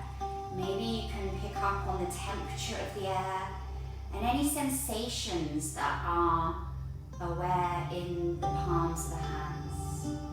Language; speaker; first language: English; native; English